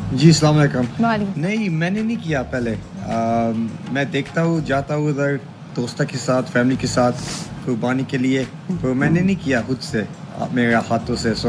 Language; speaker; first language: Hindi; early bilingual, heritage; Hindi